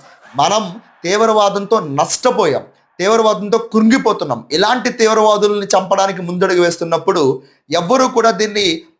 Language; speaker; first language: Telugu; native; Telugu